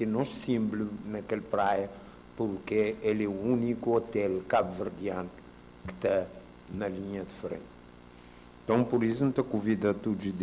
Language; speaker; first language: Portuguese; non-native, local second language; Kabuverdianu